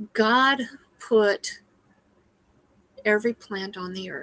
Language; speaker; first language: English; native; English